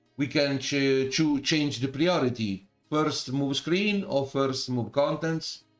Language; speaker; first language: English; non-native, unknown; Italian